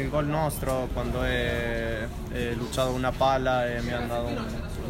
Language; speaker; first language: Italian; non-native, learner; Spanish